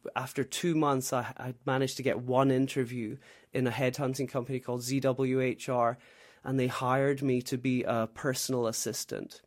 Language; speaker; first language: English; native; English